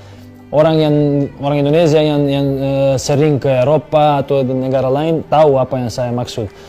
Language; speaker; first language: Indonesian; non-native, fluent; Serbian